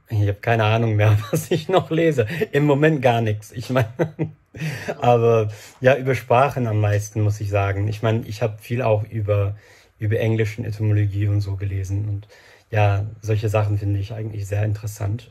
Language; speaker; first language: German; non-native, fluent; English